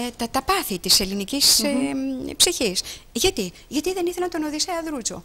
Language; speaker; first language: Greek; native; Greek